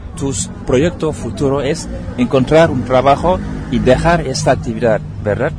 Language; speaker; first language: Spanish; non-native, fluent; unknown